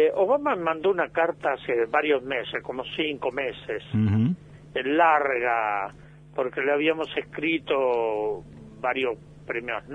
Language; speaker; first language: Spanish; native; Spanish